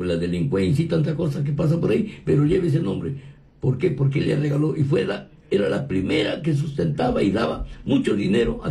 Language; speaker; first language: Spanish; native; Spanish